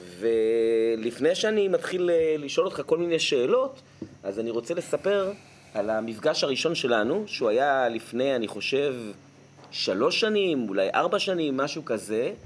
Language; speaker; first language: Hebrew; native; Hebrew